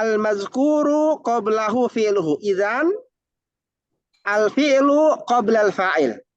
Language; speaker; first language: Arabic; non-native, fluent; Indonesian